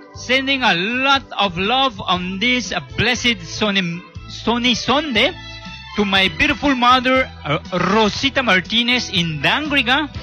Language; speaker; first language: English; non-native, local second language; Spanish